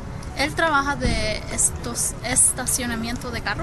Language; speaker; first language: Spanish; early bilingual, heritage; Spanish